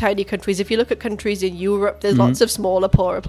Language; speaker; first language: English; native; English